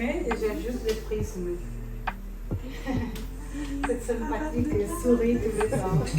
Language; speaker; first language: French; non-native, fluent; Spanish